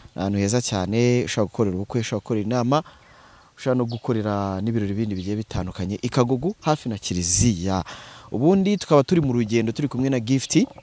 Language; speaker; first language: Kinyarwanda; native; Kinyarwanda